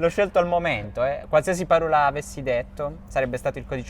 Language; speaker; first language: Italian; native; Italian